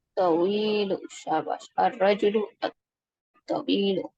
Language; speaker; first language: Arabic; non-native, fluent; Urdu